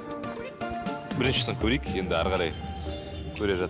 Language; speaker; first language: Kazakh; native; Kazakh